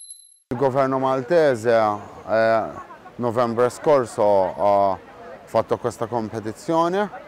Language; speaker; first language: Italian; non-native, fluent; Maltese